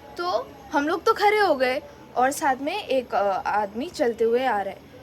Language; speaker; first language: Hindi; non-native, local second language; Bangla